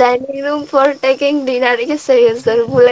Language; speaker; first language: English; non-native, learner; Bangla